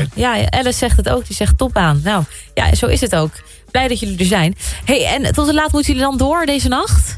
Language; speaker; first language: Dutch; native; Dutch